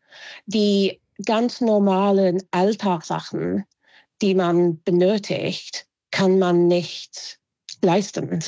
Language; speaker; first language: German; non-native, fluent; English